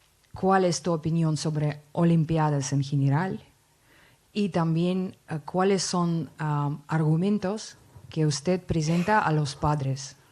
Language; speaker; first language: Spanish; non-native, fluent; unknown